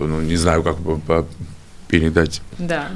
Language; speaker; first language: Russian; non-native, fluent; Georgian